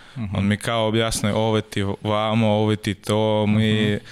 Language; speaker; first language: Serbian; non-native, learner; Russian